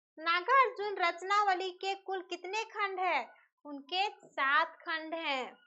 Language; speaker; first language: Hindi; native; Hindi